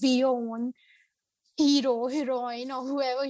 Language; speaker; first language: English; non-native, local second language; Hindi